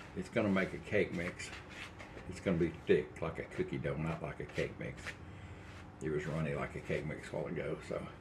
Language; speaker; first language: English; native; English